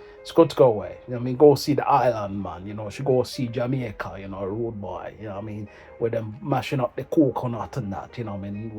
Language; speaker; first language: English; native; English